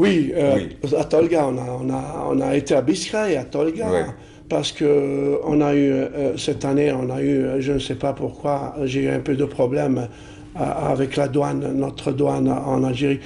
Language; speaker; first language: French; non-native, local second language; Arabic